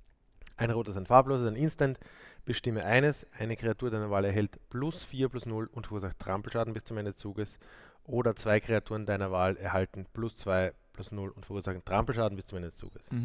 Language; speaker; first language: German; native; German